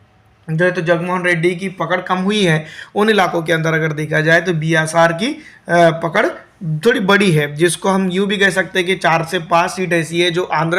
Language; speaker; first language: Hindi; native; Hindi